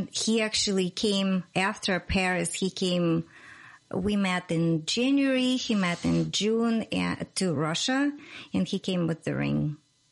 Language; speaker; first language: English; non-native, fluent; Russian